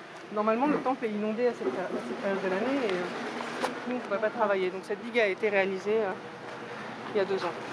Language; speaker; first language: French; native; French